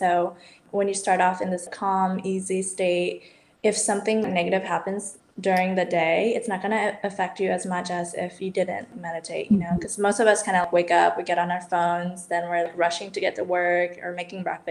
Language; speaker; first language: English; native; English